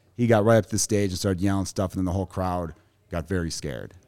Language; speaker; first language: English; native; English